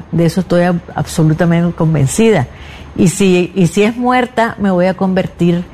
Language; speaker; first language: Spanish; native; Spanish